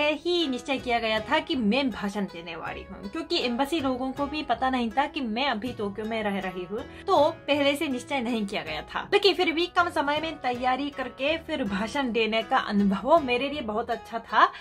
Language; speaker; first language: Hindi; non-native, fluent; Japanese